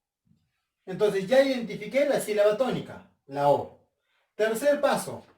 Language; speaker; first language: Spanish; native; Spanish